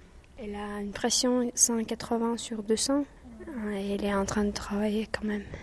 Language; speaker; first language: French; non-native, fluent; Russian